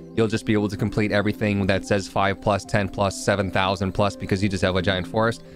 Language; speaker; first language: English; native; English